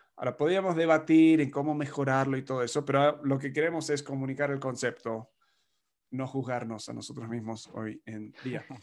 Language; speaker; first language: Spanish; non-native, fluent; English